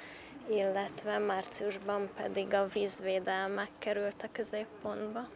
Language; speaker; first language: Hungarian; native; Hungarian